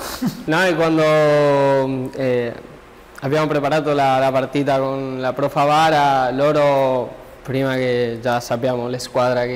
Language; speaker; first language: Italian; non-native, learner; Spanish